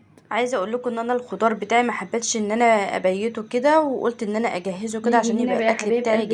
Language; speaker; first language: Arabic; native; Arabic